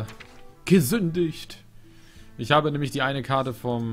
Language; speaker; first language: German; native; German